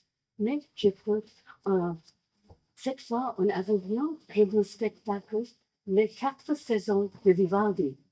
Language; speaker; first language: French; non-native, learner; English